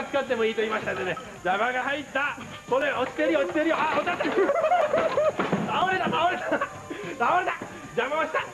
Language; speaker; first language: Japanese; native; Japanese